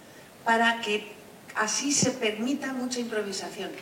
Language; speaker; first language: Spanish; native; Spanish